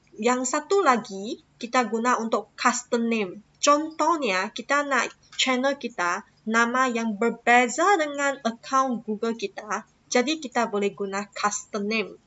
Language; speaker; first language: Malay; non-native, local second language; Chinese